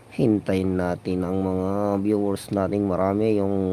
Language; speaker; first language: Filipino; non-native, local second language; Iloko